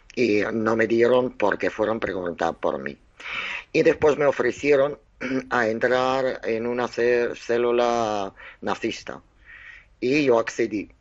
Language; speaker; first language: Spanish; non-native, fluent; Russian